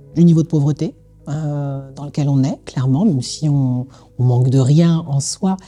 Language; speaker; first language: French; native; French